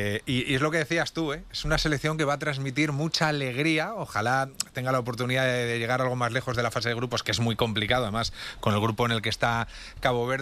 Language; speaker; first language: Spanish; native; Spanish